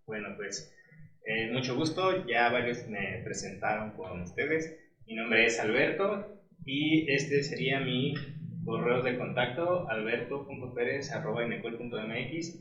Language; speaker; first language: Spanish; native; Spanish